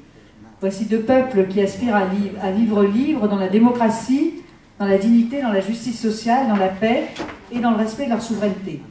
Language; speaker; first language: French; native; French